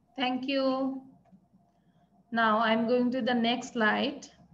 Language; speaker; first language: English; non-native, local second language; Bangla